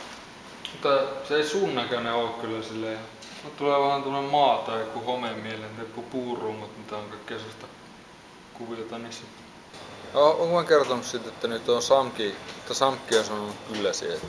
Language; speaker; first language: Finnish; native; Finnish